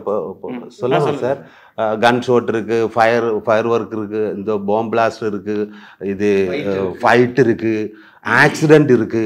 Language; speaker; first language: Tamil; non-native, learner; Malayalam